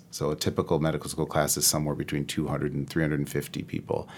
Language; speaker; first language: English; native; English